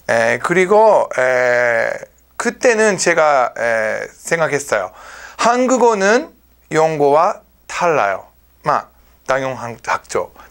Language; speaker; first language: Korean; non-native, learner; English